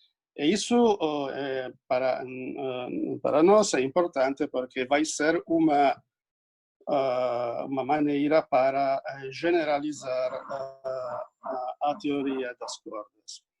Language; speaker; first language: Portuguese; non-native, fluent; Italian